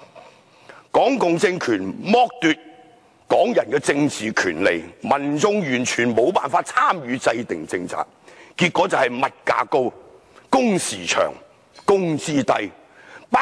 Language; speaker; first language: Chinese; non-native, local second language; Cantonese